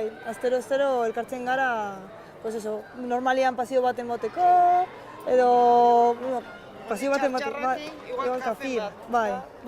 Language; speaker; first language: Basque; non-native, learner; Spanish